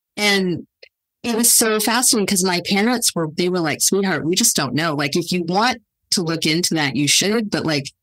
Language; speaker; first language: English; native; English